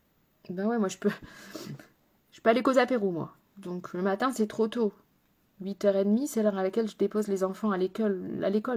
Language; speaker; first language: French; native; French